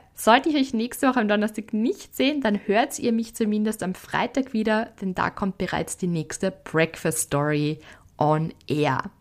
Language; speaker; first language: German; native; German